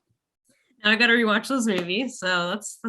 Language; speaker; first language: English; native; English